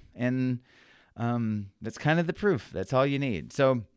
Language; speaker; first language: English; native; English